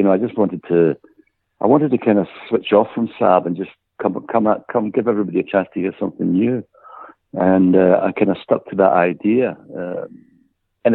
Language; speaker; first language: English; native; English